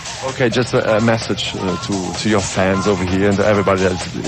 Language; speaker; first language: English; non-native, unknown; Portuguese